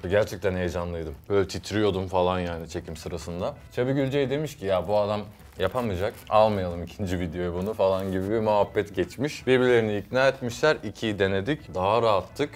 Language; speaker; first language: Turkish; early bilingual, heritage; English